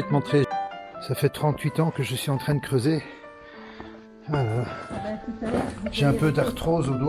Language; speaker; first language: French; native; French